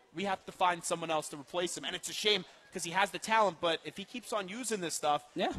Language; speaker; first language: English; native; English